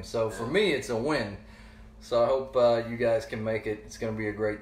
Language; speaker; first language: English; native; English